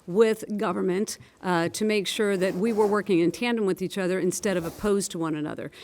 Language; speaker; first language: English; native; English